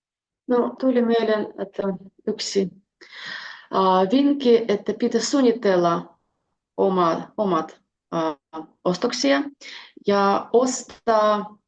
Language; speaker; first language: Finnish; non-native, fluent; Russian